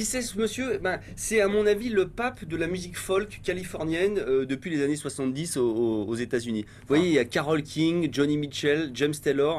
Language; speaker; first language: French; native; French